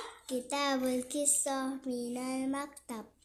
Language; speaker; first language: Arabic; non-native, learner; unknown